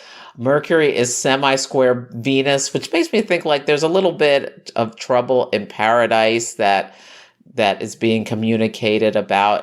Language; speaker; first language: English; native; English